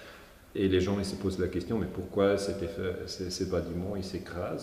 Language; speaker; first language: French; non-native, local second language; German